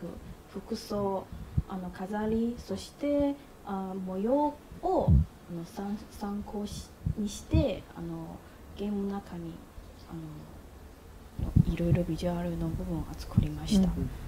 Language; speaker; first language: Japanese; non-native, learner; Chinese